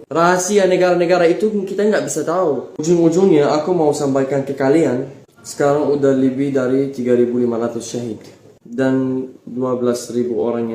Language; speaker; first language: Indonesian; non-native, fluent; Arabic